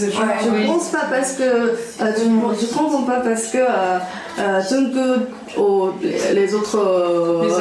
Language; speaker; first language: French; non-native, learner; Japanese